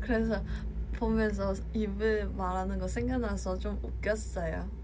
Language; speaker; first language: Korean; non-native, fluent; Cantonese